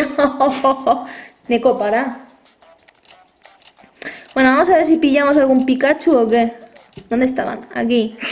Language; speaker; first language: Spanish; native; Spanish